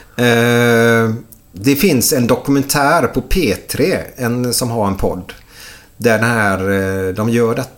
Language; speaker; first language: Swedish; native; Swedish